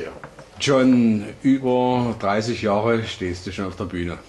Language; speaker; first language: German; native; German